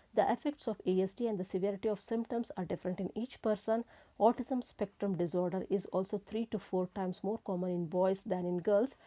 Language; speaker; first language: English; non-native, local second language; Kannada